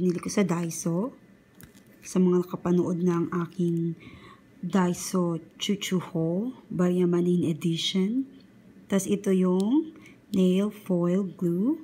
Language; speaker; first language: Filipino; native; Filipino